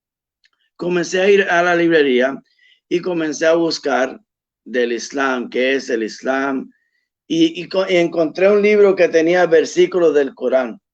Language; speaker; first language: Spanish; early bilingual, heritage; Spanish